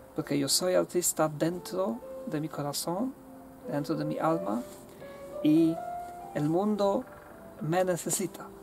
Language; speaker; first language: Spanish; non-native, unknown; Polish